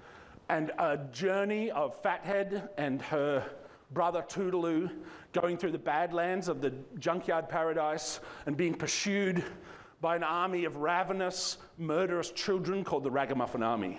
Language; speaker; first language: English; native; English